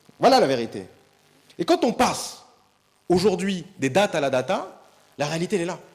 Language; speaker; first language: French; early bilingual, other home language; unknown